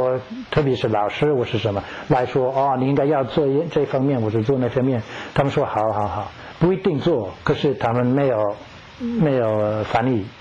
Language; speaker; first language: Chinese; non-native, fluent; English